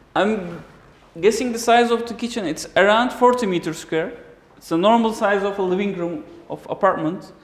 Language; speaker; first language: English; non-native, fluent; Turkish